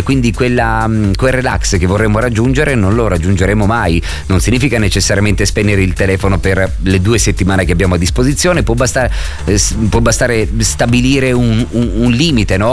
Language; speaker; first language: Italian; native; Italian